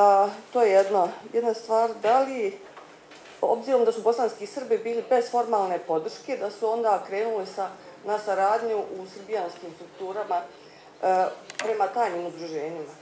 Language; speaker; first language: Bosnian; native; Bosnian